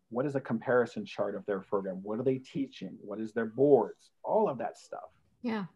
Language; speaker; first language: English; native; English